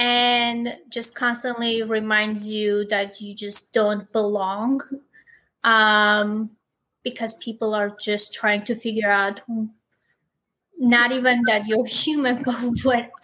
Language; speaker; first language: English; non-native, fluent; Armenian